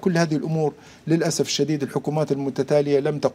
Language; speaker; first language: Arabic; native; Arabic